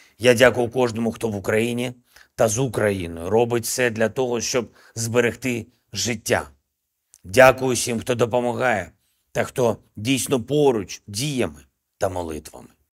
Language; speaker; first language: Ukrainian; non-native, local second language; Russian